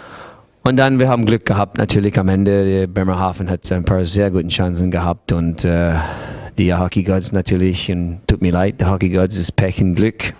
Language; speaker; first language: German; non-native, fluent; English